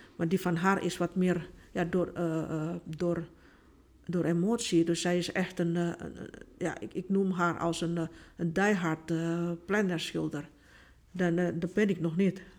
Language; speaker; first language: Dutch; non-native, fluent; Indonesian